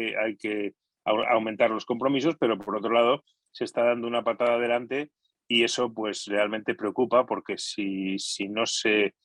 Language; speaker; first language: Spanish; native; Spanish